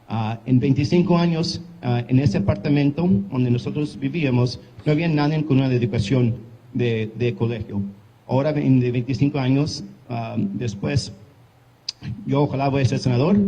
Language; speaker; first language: Spanish; early bilingual, heritage; English